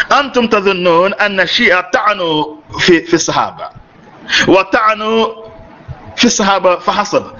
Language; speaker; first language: Arabic; non-native, fluent; English